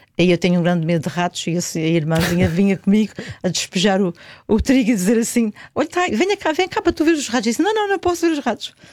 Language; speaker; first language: Portuguese; native; Portuguese